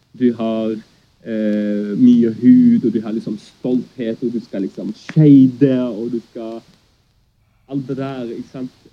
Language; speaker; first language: Norwegian; early bilingual, other home language; Arabic